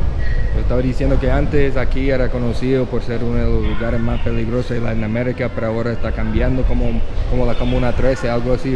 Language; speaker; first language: Spanish; non-native, learner; English